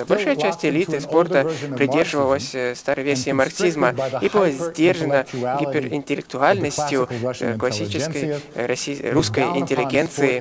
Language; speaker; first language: Russian; native; Russian